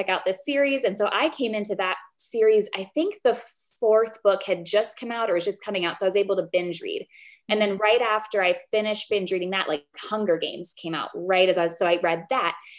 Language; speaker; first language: English; native; English